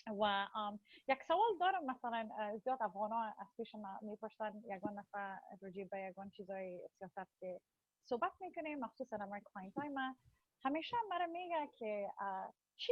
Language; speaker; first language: Persian; early bilingual, heritage; Persian